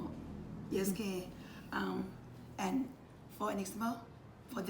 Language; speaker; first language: English; non-native, learner; Thai